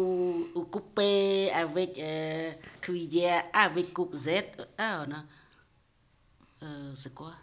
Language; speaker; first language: French; non-native, learner; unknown